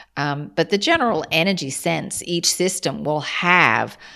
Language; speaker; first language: English; native; English